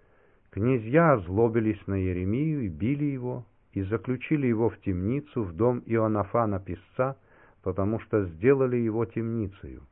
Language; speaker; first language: Russian; native; Russian